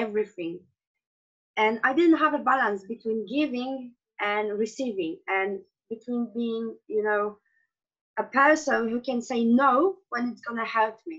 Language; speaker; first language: English; non-native, fluent; Polish